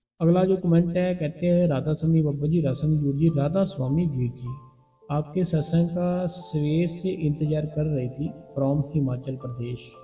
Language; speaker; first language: Hindi; non-native, local second language; Punjabi